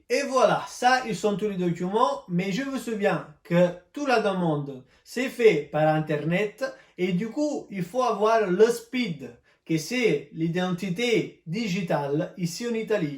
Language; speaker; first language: French; non-native, fluent; Italian